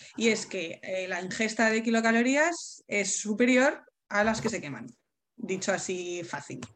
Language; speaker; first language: Spanish; native; Spanish